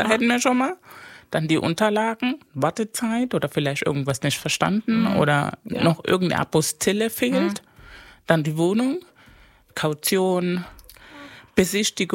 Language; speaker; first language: German; non-native, fluent; Spanish